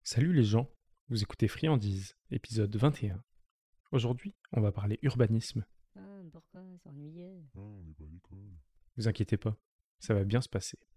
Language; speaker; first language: French; native; French